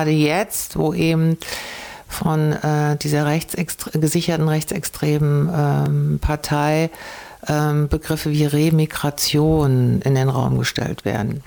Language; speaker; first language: German; native; German